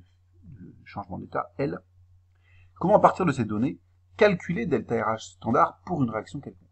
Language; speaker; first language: French; native; French